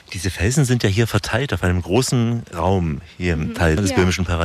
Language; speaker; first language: German; native; German